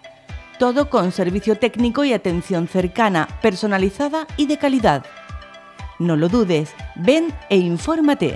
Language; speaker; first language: Spanish; native; Spanish